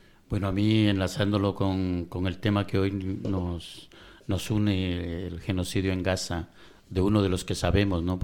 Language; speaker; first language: Spanish; native; Spanish